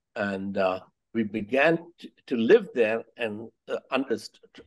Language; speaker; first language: English; non-native, local second language; Hindi